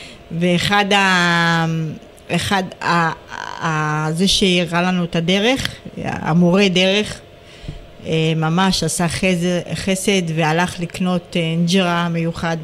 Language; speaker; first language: Hebrew; early bilingual, other home language; Amharic